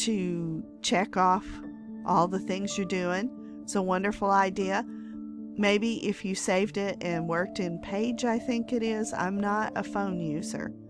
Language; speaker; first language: English; native; English